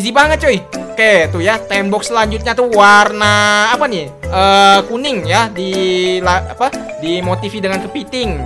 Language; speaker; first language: Indonesian; native; Indonesian